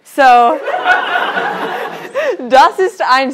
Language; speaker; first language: German; non-native, learner; English